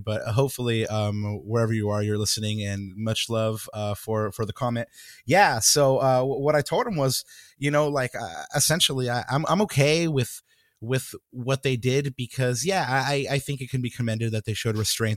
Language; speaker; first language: English; early bilingual, other home language; Spanish